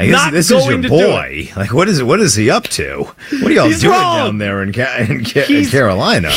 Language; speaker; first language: English; native; English